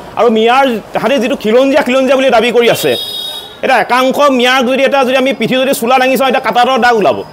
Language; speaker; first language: Assamese; native; Assamese